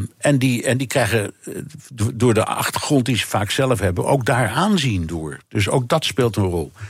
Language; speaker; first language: Dutch; native; Dutch